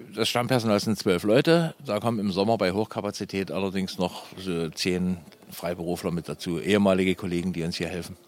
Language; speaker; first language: German; native; German